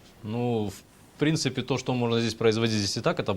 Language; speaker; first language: Russian; native; Russian